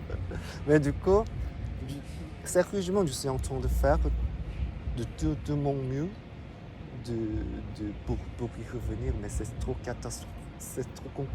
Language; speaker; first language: French; non-native, fluent; Korean